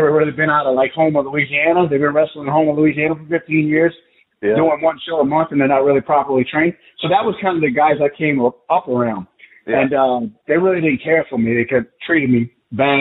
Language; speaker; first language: English; native; English